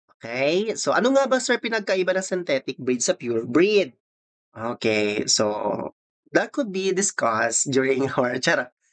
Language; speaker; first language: Filipino; non-native, local second language; Cebuano